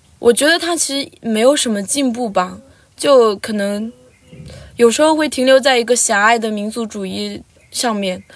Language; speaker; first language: Chinese; non-native, local second language; Tibetan